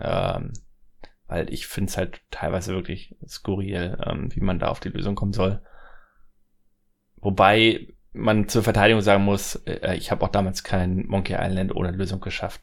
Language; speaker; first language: German; native; German